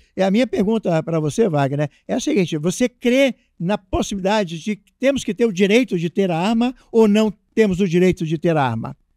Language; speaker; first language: Portuguese; native; Portuguese